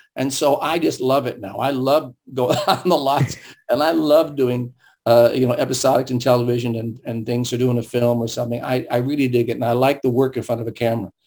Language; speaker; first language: English; early bilingual, other home language; German